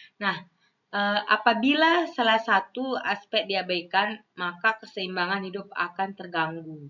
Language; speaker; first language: Indonesian; non-native, local second language; Balinese